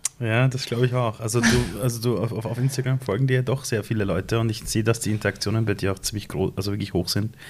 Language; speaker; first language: German; early bilingual, other home language; Persian